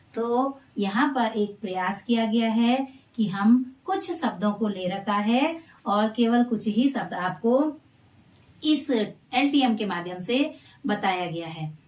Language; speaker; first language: Hindi; non-native, local second language; Garhwali